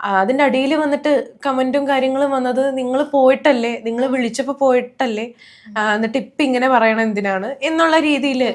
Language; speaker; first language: Malayalam; native; Malayalam